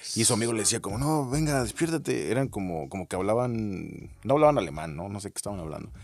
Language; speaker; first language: Spanish; native; Spanish